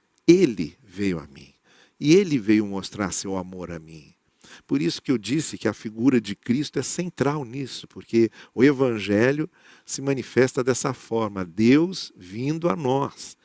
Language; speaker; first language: Portuguese; native; Portuguese